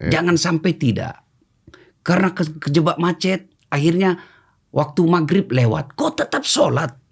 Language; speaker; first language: Indonesian; non-native, local second language; Buginese